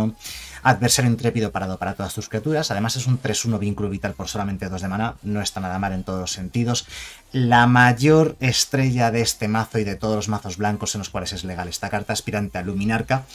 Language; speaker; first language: Spanish; native; Spanish